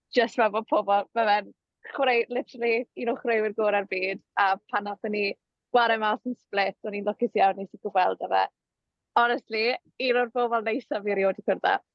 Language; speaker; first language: Welsh; native; Welsh